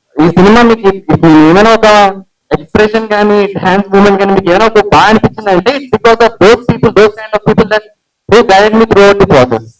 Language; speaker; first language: Telugu; early bilingual, heritage; Telugu